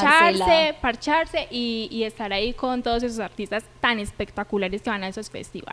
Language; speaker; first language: Spanish; native; Spanish